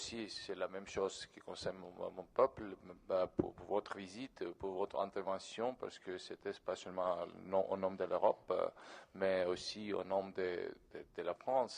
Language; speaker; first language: French; non-native, learner; Georgian